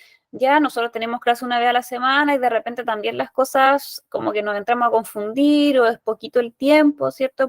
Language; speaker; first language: Spanish; native; Spanish